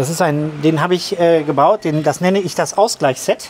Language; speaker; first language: German; native; German